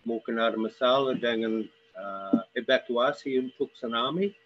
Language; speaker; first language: Indonesian; non-native, learner; English